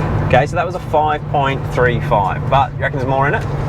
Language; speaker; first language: English; native; English